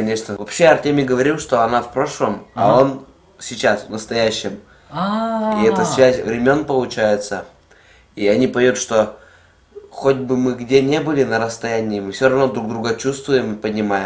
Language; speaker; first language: Russian; native; Russian